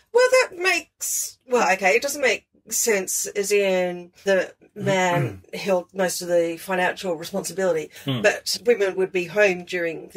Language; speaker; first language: English; native; English